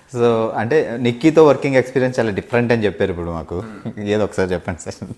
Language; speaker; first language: Telugu; native; Telugu